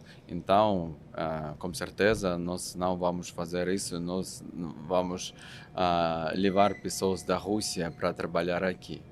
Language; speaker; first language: Portuguese; non-native, fluent; Russian